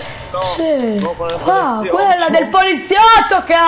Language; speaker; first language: Italian; native; Italian